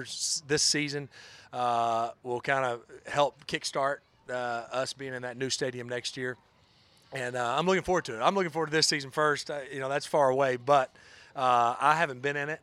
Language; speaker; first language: English; native; English